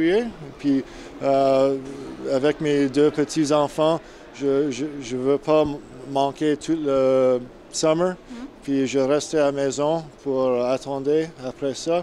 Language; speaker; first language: French; non-native, learner; English